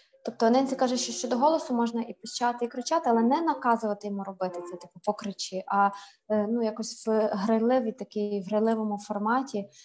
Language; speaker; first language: Ukrainian; native; Ukrainian